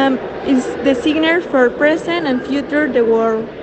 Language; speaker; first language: English; non-native, learner; Spanish